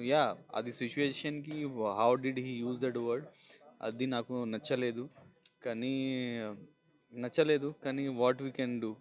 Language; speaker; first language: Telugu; non-native, local second language; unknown